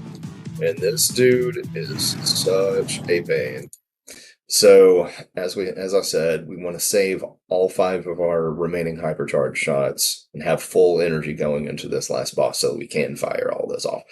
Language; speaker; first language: English; native; English